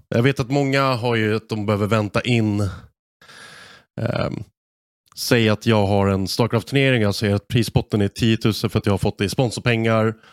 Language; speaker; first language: Swedish; native; Swedish